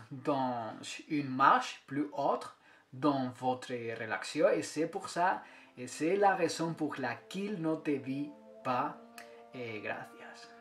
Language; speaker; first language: French; non-native, fluent; Spanish